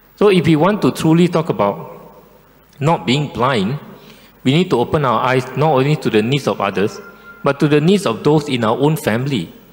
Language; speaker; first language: English; non-native, local second language; Chinese